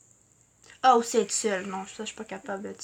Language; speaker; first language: French; native; French